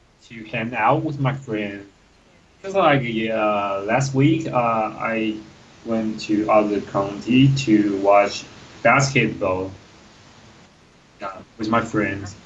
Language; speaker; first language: English; non-native, learner; Chinese